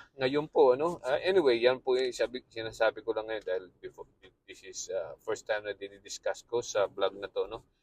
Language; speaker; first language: Filipino; native; Filipino